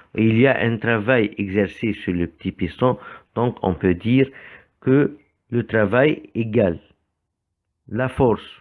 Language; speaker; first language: French; non-native, fluent; Arabic